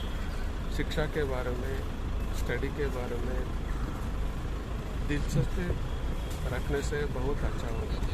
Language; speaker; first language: Hindi; non-native, local second language; Kannada